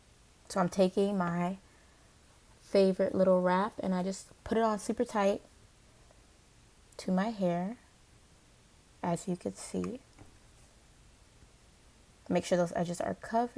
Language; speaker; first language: English; native; English